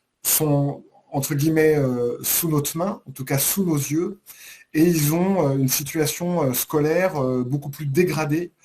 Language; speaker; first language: French; native; French